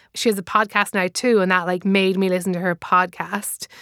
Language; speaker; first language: English; native; English